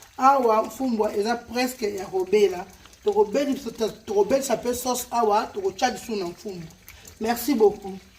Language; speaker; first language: Lingala; native; Lingala